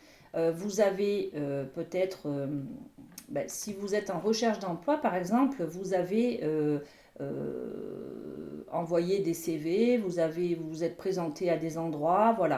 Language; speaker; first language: French; native; French